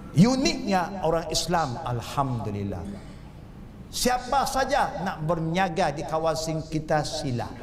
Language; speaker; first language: Malay; non-native, local second language; Chinese